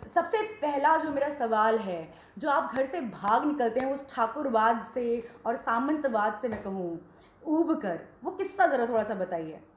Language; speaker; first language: Hindi; native; Hindi